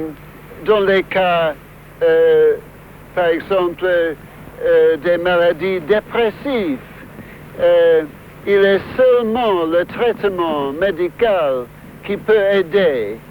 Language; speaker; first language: French; non-native, fluent; English